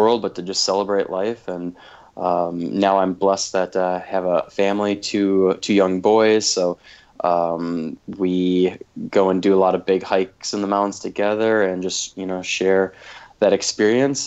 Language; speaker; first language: English; native; English